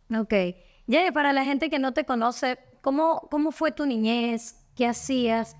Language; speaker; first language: Spanish; native; Spanish